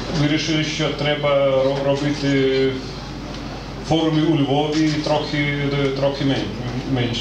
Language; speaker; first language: Ukrainian; non-native, learner; Lithuanian